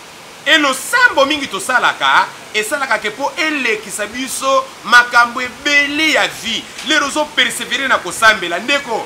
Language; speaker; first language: French; non-native, local second language; Lingala